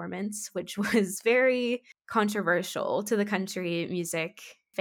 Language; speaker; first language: English; native; English